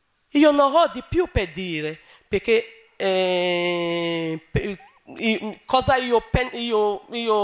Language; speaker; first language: Italian; non-native, learner; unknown